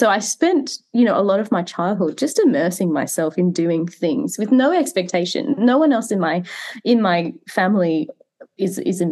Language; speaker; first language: English; native; English